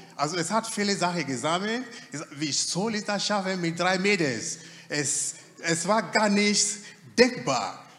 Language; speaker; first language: German; non-native, fluent; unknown